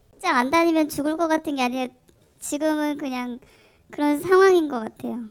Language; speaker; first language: Korean; native; Korean